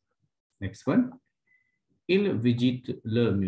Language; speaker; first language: French; non-native, fluent; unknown